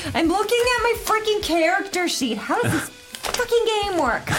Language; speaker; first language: English; native; English